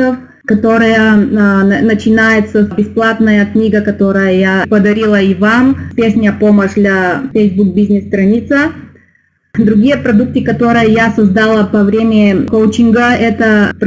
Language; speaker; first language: Russian; non-native, learner; Bulgarian